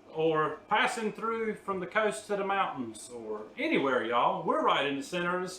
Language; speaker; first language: English; native; English